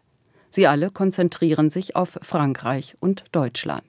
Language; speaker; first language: German; native; German